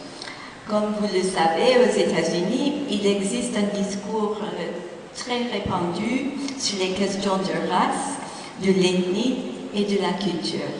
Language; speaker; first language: French; non-native, fluent; English